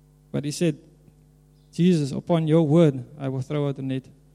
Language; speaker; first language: English; non-native, local second language; Afrikaans